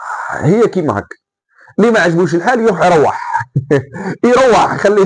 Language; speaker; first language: Arabic; native; Arabic